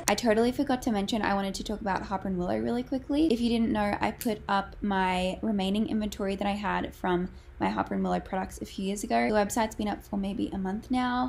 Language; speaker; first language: English; native; English